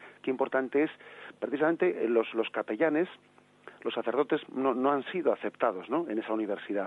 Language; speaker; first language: Spanish; native; Spanish